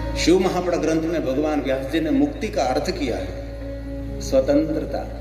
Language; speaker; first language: Hindi; non-native, local second language; Gujarati